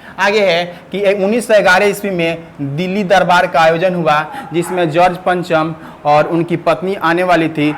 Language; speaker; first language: Hindi; native; Hindi